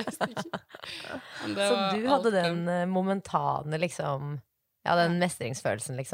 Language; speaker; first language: Norwegian; native; Norwegian